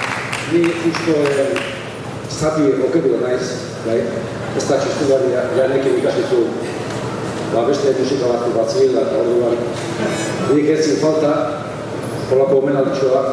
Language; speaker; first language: Basque; native; Basque